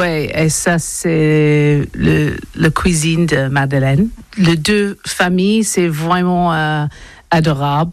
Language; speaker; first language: French; non-native, learner; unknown